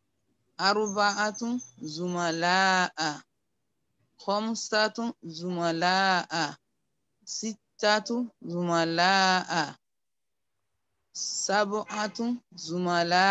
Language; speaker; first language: Arabic; non-native, learner; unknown